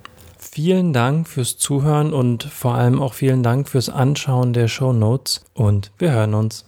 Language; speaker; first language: German; native; German